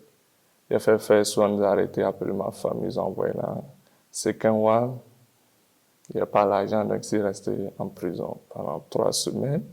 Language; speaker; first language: French; non-native, learner; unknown